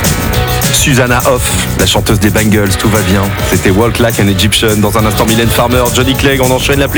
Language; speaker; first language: French; native; French